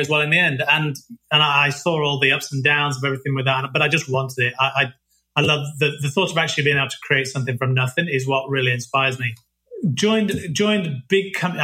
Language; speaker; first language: English; native; English